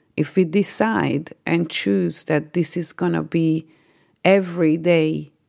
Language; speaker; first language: English; non-native, fluent; Hungarian